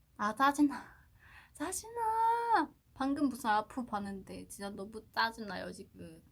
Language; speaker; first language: Korean; non-native, learner; Chinese